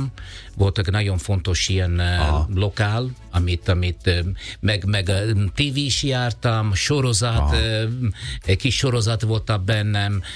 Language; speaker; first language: Hungarian; non-native, fluent; Italian